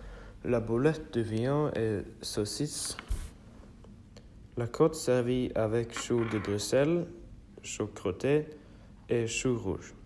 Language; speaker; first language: French; non-native, learner; Norwegian